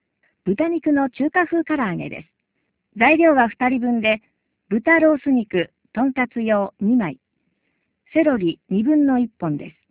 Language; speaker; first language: Japanese; native; Japanese